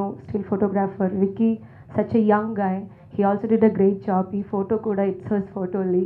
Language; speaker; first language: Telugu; non-native, learner; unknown